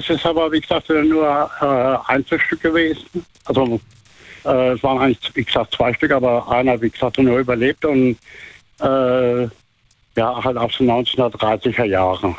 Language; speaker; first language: German; native; German